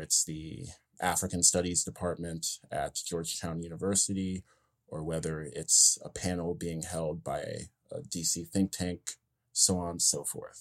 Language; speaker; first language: English; native; English